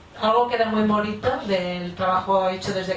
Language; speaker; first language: Spanish; native; Spanish